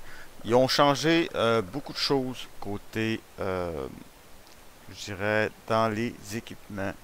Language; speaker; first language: French; native; French